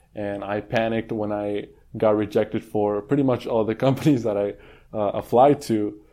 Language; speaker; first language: English; non-native, fluent; Spanish